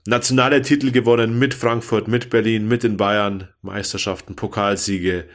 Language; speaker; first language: German; native; German